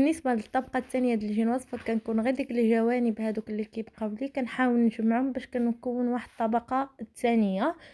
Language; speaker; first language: Arabic; native; Arabic